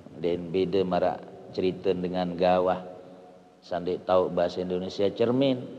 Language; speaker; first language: Indonesian; non-native, local second language; Sasak